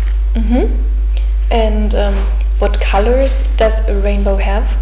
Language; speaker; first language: English; non-native, fluent; German